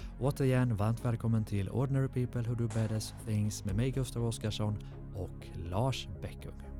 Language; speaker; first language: Swedish; native; Swedish